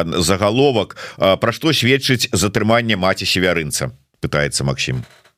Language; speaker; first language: Belarusian; native; Belarusian